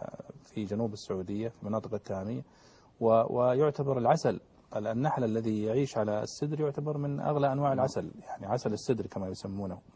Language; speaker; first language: Arabic; native; Arabic